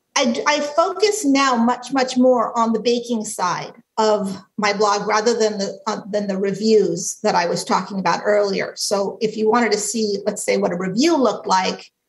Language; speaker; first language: English; native; English